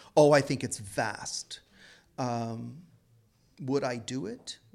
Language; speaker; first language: English; native; English